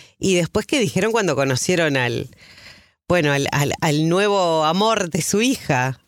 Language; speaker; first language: Spanish; native; Spanish